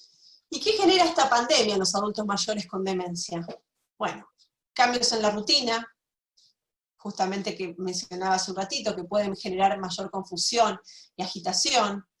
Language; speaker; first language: Spanish; native; Spanish